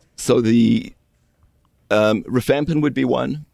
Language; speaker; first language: English; native; English